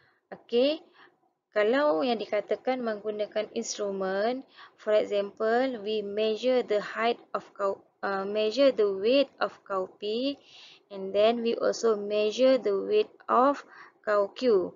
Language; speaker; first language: English; non-native, local second language; Malay